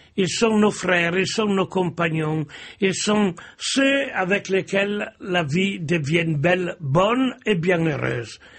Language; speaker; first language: French; non-native, fluent; Italian